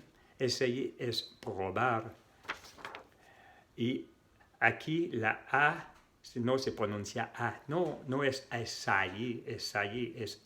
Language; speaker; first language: Spanish; non-native, fluent; French